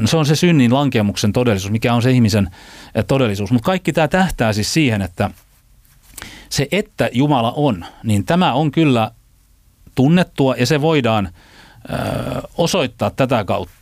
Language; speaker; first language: Finnish; native; Finnish